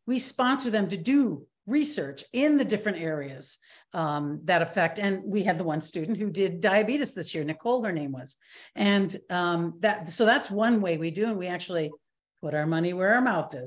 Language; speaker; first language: English; native; English